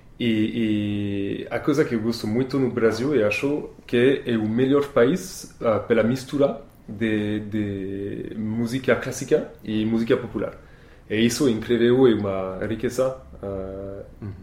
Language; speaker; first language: Portuguese; non-native, learner; French